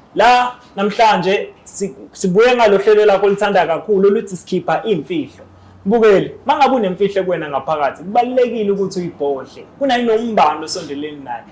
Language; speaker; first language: Zulu; native; Zulu